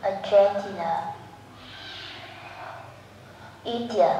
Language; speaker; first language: English; non-native, learner; Vietnamese